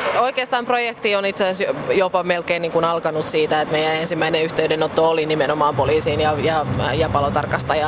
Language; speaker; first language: Finnish; native; Finnish